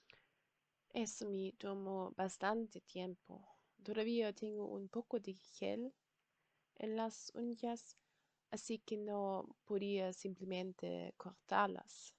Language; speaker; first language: Spanish; non-native, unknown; German